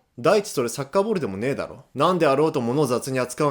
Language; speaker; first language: Japanese; native; Japanese